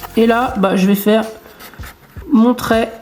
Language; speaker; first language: French; native; French